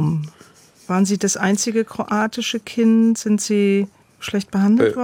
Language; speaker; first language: German; native; German